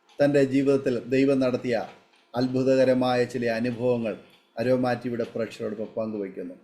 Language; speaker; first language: Malayalam; native; Malayalam